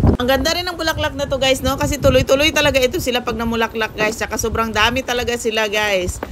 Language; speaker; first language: Filipino; non-native, local second language; Cebuano